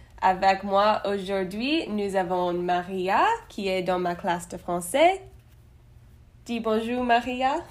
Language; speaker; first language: French; non-native, learner; English